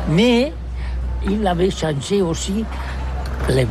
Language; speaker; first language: French; non-native, learner; Catalan